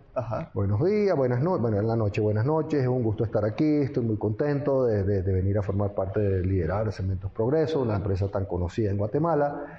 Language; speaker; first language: Spanish; native; Spanish